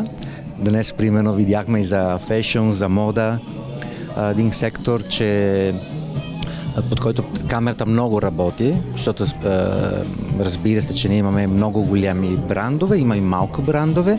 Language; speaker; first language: Bulgarian; non-native, fluent; Italian